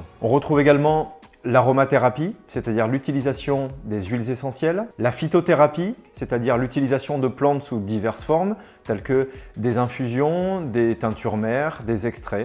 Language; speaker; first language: French; native; French